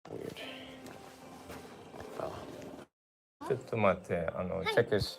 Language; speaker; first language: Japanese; non-native, learner; English